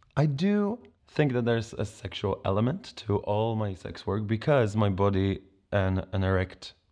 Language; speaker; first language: English; non-native, fluent; Polish